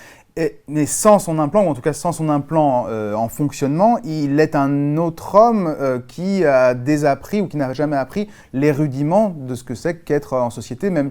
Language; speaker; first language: French; native; French